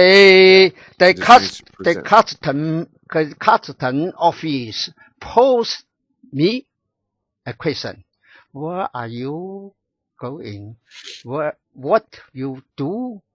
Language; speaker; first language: English; non-native, learner; Chinese